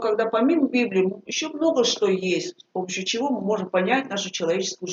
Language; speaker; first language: Russian; native; Russian